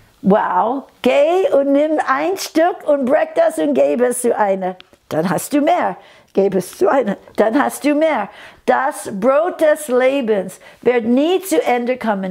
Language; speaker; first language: German; non-native, fluent; English